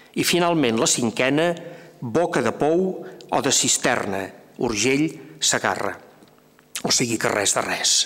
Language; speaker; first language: Catalan; native; Catalan